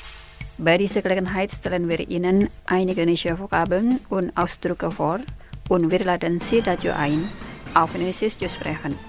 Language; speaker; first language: German; non-native, fluent; Indonesian